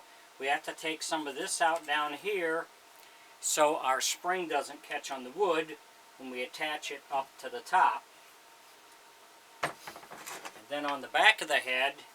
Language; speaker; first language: English; native; English